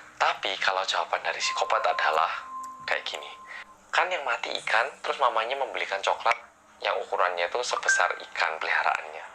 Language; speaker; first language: Indonesian; non-native, fluent; Korean